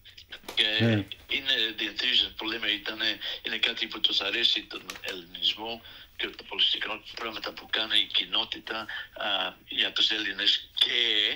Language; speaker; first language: Greek; early bilingual, heritage; Greek